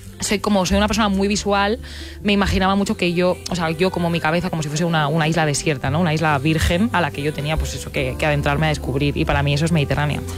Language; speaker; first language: Spanish; native; Spanish